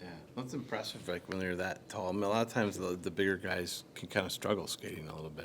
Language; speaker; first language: English; native; English